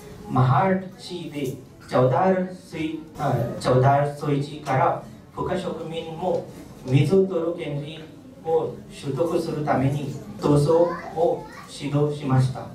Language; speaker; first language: Japanese; non-native, fluent; Marathi